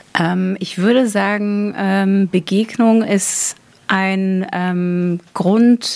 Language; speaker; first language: German; non-native, fluent; French